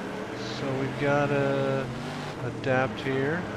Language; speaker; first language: English; native; English